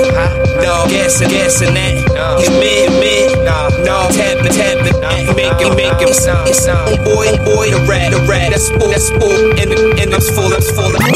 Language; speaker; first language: English; native; English